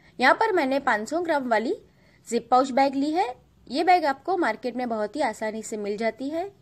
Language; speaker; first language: Hindi; non-native, local second language; Gujarati